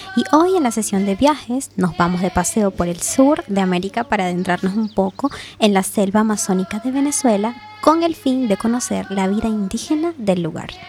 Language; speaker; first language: Spanish; non-native, local second language; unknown